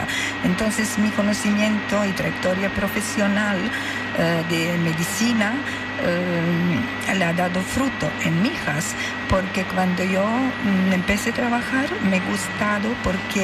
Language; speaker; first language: Spanish; non-native, fluent; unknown